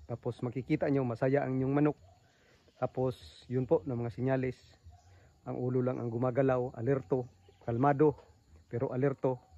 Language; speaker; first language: Filipino; non-native, local second language; Cebuano